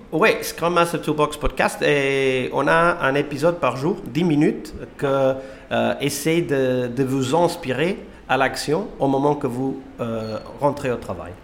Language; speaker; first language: French; non-native, fluent; Portuguese